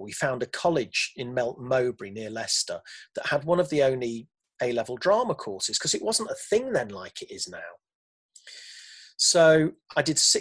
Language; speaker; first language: English; native; English